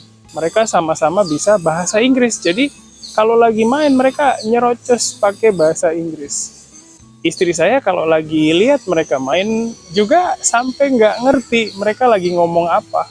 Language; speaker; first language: Indonesian; native; Indonesian